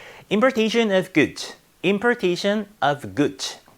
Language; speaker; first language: English; non-native, fluent; Korean